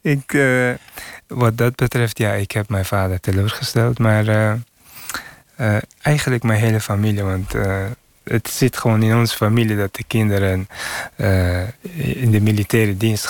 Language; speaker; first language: Dutch; non-native, fluent; Persian